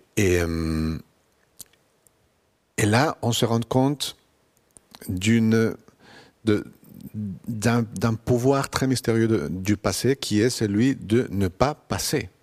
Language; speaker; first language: French; non-native, fluent; Spanish